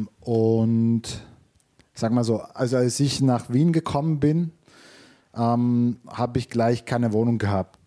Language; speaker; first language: German; non-native, fluent; Italian